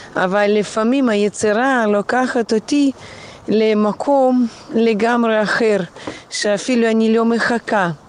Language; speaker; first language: Hebrew; non-native, fluent; Russian